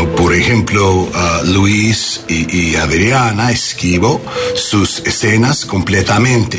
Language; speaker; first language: Spanish; non-native, learner; English